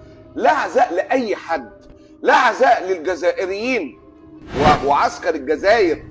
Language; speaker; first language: Arabic; native; Arabic